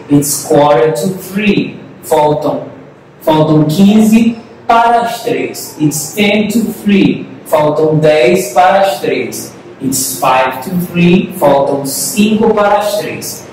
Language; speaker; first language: English; non-native, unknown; Portuguese